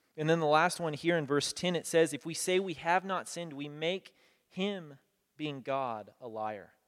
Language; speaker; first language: English; native; English